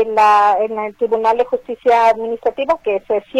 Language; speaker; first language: Spanish; native; Spanish